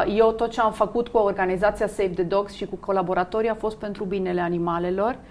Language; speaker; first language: Romanian; non-native, fluent; Italian